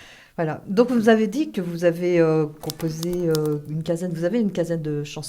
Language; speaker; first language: French; native; French